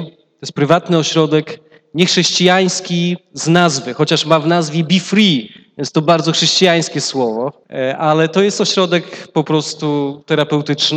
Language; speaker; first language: Polish; native; Polish